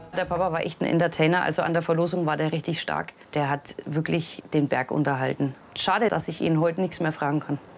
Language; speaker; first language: German; native; German